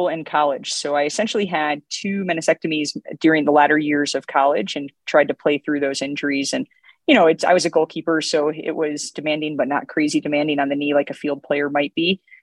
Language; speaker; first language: English; native; English